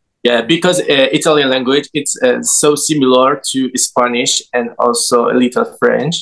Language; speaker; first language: English; non-native, learner; Persian